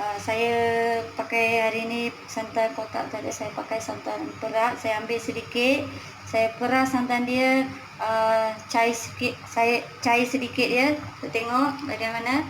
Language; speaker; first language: Malay; non-native, local second language; Tamil